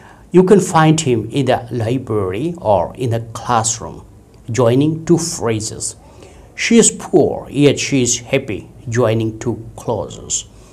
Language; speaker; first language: English; non-native, local second language; Bangla